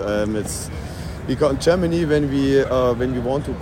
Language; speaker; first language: English; non-native, learner; German